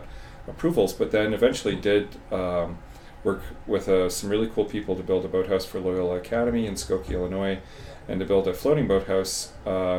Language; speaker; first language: English; native; English